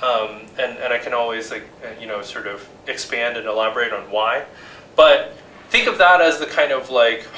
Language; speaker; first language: English; native; English